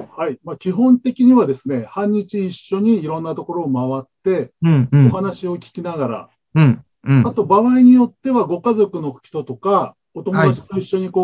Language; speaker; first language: Japanese; native; Japanese